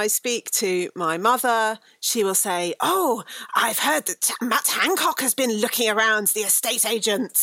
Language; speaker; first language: English; native; English